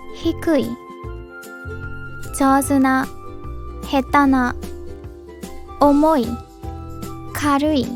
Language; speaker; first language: Japanese; non-native, fluent; Burmese